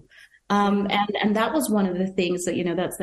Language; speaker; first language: English; non-native, local second language; Yoruba